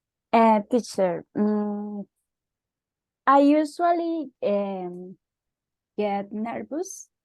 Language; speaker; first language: English; non-native, learner; Spanish